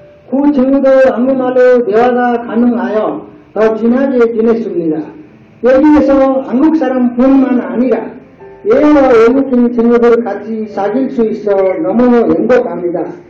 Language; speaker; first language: Korean; non-native, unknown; Nepali